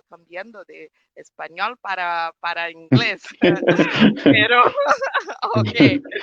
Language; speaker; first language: Spanish; non-native, fluent; Portuguese